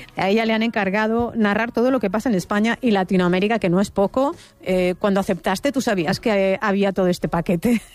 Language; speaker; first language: Spanish; native; Spanish